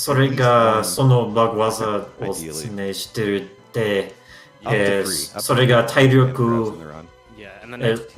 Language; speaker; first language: Japanese; non-native, learner; English